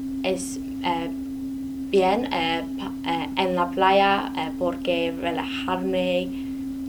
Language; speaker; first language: Spanish; non-native, learner; English